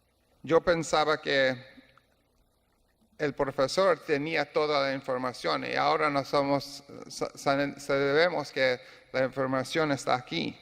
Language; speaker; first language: Spanish; non-native, learner; English